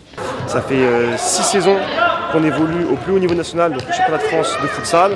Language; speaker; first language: French; native; French